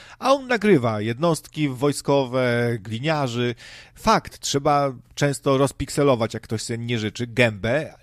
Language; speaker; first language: Polish; native; Polish